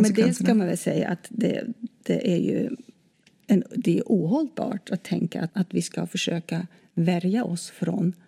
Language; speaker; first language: Swedish; non-native, fluent; Dutch